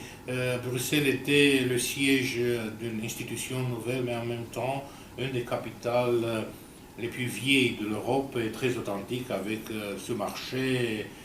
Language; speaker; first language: French; non-native, fluent; Romanian